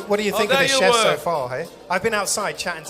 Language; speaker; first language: English; native; English